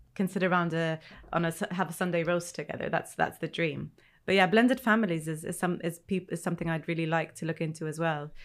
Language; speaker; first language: English; non-native, fluent; Arabic